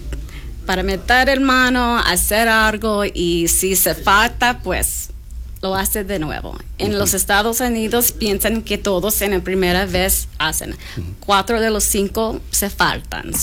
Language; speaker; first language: Spanish; non-native, learner; English